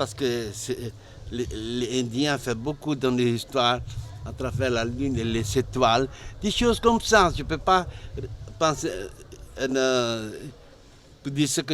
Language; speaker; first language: French; non-native, learner; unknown